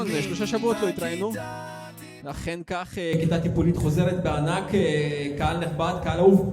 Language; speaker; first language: Hebrew; native; Hebrew